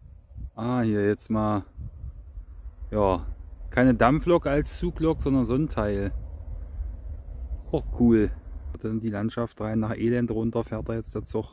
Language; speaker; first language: German; native; German